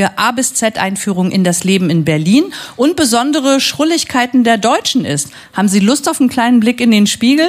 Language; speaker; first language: German; native; German